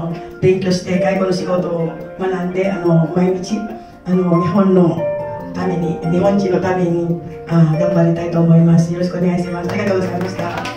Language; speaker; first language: Japanese; non-native, learner; Filipino